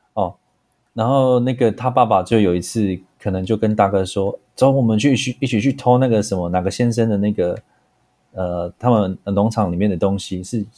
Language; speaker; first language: Chinese; native; Chinese